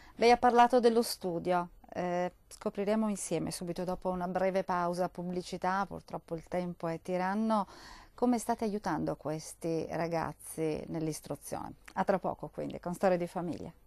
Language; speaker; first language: Italian; native; Italian